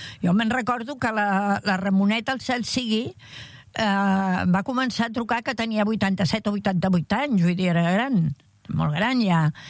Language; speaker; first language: Catalan; native; Catalan